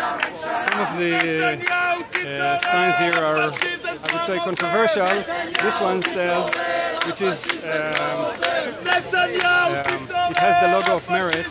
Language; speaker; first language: English; non-native, fluent; Hebrew